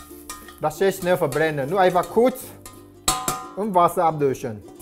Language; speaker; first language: German; non-native, learner; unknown